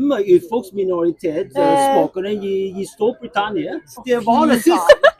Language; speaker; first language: Norwegian; non-native, learner; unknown